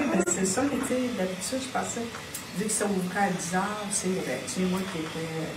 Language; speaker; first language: French; native; French